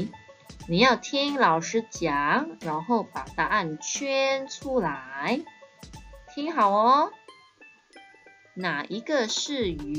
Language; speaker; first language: Chinese; native; Chinese